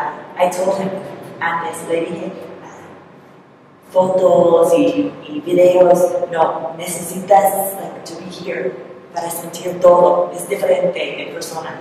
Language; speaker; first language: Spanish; non-native, learner; English